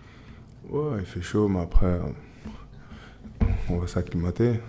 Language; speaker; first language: French; native; French